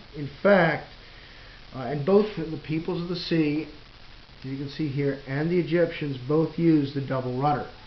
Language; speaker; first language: English; native; English